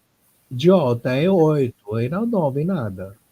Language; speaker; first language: Portuguese; non-native, learner; English